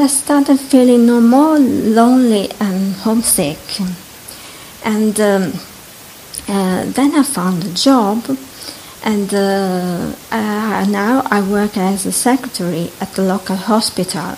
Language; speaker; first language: English; non-native, fluent; Italian